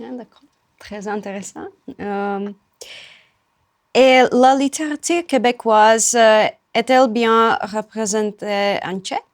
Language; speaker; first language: French; non-native, fluent; Czech